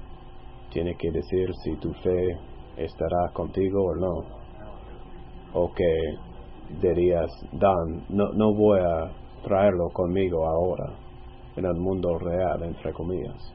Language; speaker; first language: Spanish; non-native, fluent; English